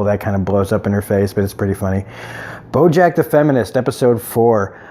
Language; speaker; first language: English; native; English